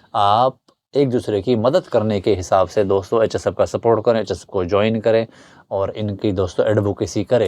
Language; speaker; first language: Hindi; native; Hindi